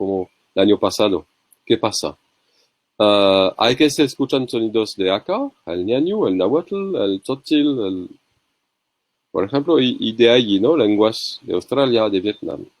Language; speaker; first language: Spanish; non-native, learner; French